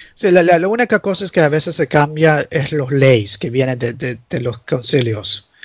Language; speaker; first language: Spanish; early bilingual, heritage; Spanish